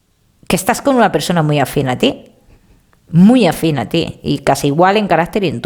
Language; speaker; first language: Spanish; native; Spanish